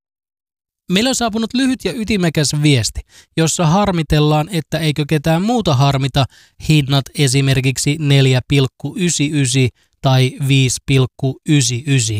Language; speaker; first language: Finnish; native; Finnish